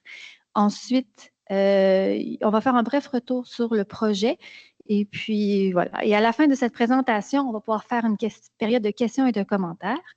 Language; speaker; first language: French; native; French